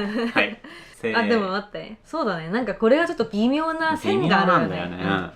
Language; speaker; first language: Japanese; non-native, fluent; Korean